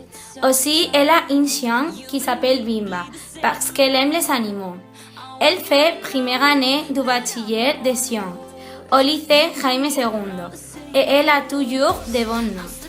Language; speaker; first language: French; non-native, learner; Spanish